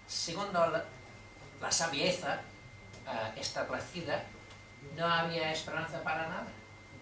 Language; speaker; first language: Spanish; non-native, fluent; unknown